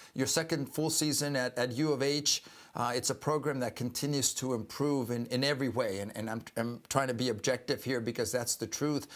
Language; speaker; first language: English; early bilingual, other home language; Spanish